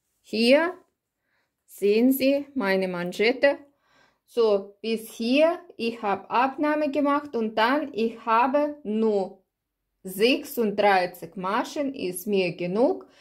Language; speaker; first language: German; non-native, learner; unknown